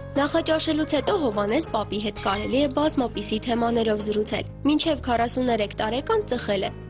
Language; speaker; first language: Armenian; native; Armenian